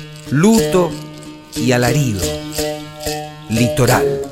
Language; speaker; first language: Spanish; native; Spanish